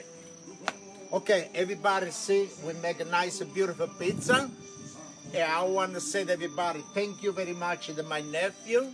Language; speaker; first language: English; non-native, learner; Italian